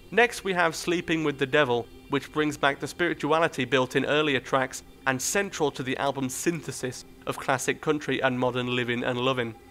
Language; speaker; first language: English; native; English